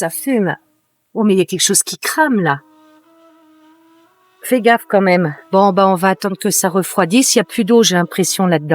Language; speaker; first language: French; native; French